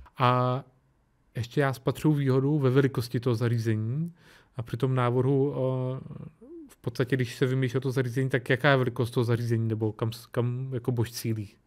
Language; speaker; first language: Czech; native; Czech